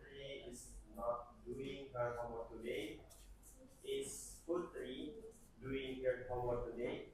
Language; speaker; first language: English; non-native, learner; Indonesian